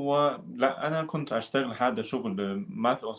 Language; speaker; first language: Arabic; non-native, learner; Chinese